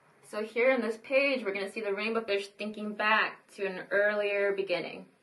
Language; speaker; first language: English; early bilingual, other home language; Vietnamese